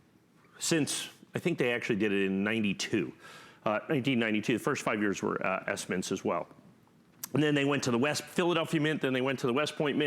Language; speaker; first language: English; native; English